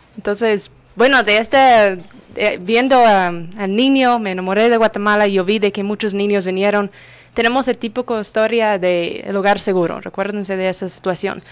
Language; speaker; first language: Spanish; non-native, fluent; English